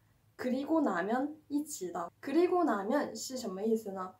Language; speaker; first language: Korean; non-native, fluent; Chinese